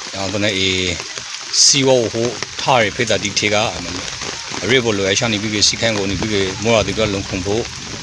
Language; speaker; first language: Burmese; native; Burmese